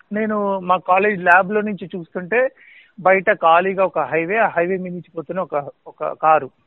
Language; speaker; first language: Telugu; native; Telugu